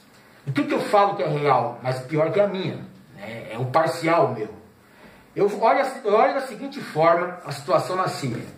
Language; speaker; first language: Portuguese; native; Portuguese